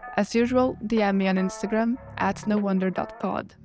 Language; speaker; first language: English; non-native, fluent; Italian